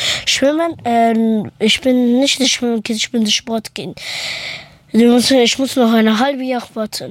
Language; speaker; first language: German; early bilingual, other home language; Persian